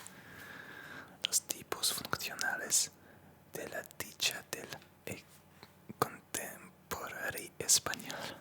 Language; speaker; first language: Spanish; non-native, learner; Russian